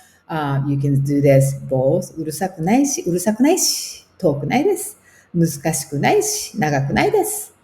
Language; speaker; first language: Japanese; non-native, fluent; English